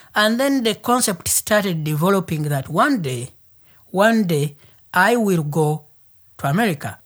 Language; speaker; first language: English; non-native, local second language; Ganda